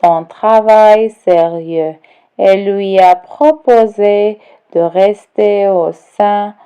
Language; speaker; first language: French; non-native, local second language; Arabic